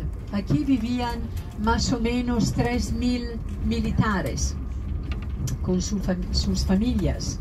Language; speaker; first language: Spanish; non-native, fluent; Italian